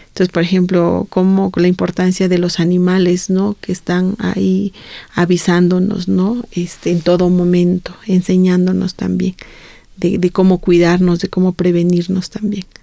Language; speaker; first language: Spanish; non-native, local second language; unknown